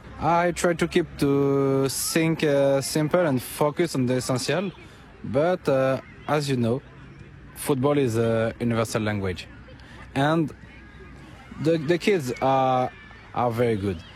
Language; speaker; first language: English; non-native, learner; French